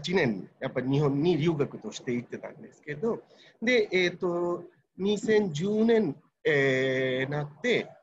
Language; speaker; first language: Japanese; non-native, fluent; Bangla